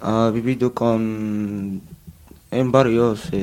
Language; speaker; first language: Spanish; non-native, learner; Arabic